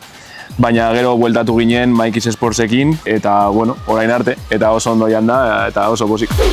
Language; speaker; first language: Basque; non-native, local second language; Spanish